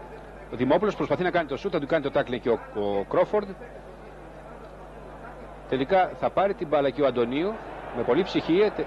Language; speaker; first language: Greek; native; Greek